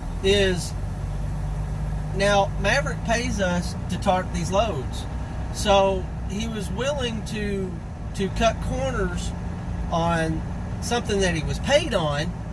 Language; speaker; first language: English; native; English